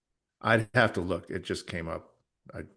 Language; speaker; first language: English; native; English